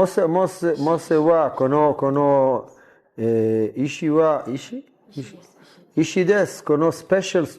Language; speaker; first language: Japanese; non-native, learner; Hebrew